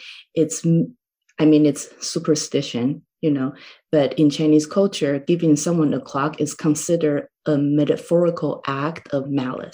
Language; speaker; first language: English; non-native, fluent; Chinese